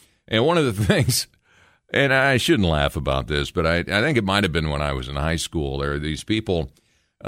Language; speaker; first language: English; native; English